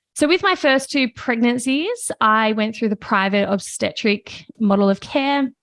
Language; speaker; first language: English; native; English